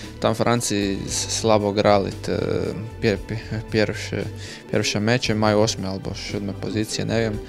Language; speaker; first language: Polish; non-native, learner; Croatian